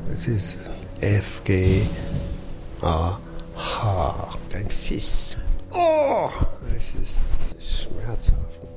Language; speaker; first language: German; non-native, fluent; English